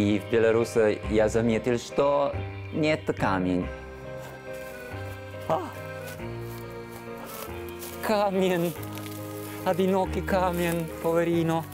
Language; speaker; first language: Russian; non-native, learner; Italian